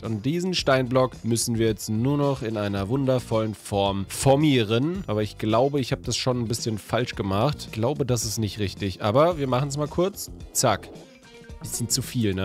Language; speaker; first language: German; native; German